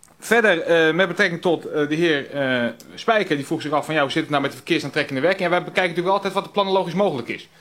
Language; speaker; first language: Dutch; native; Dutch